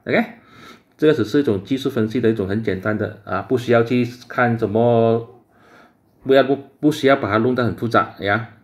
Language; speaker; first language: Chinese; native; Chinese